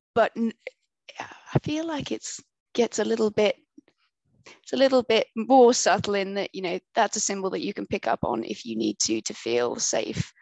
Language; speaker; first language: English; native; English